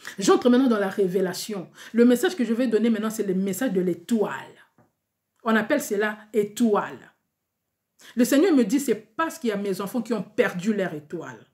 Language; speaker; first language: French; non-native, local second language; Lingala